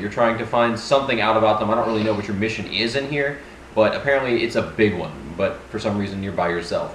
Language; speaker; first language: English; native; English